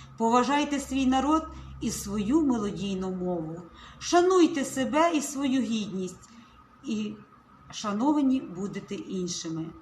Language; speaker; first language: Ukrainian; native; Ukrainian